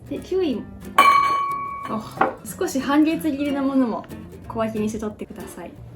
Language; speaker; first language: Japanese; native; Japanese